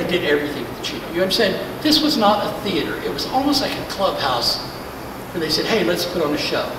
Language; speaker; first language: English; native; English